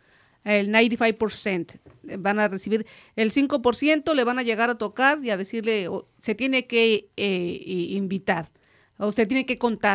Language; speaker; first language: Spanish; native; Spanish